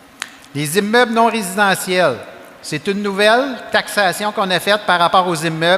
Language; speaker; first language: French; native; French